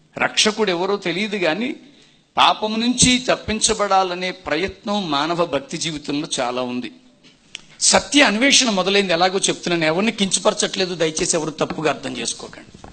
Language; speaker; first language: Telugu; non-native, fluent; Tamil